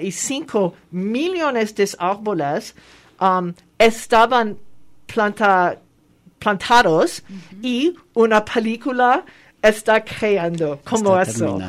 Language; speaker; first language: Spanish; non-native, fluent; French